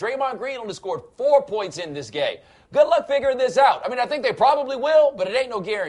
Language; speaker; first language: English; native; English